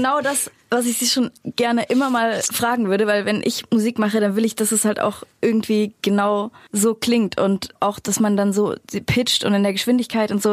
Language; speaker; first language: German; native; German